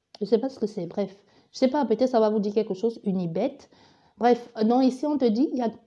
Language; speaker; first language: French; native; French